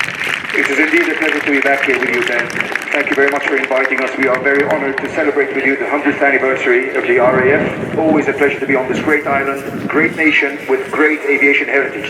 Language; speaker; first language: English; non-native, fluent; Arabic